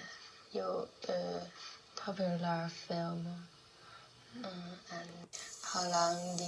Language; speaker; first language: English; non-native, learner; Chinese